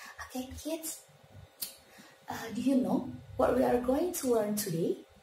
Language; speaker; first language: English; non-native, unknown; Indonesian